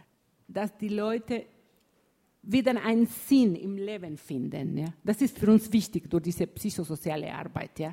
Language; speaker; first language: German; non-native, fluent; Spanish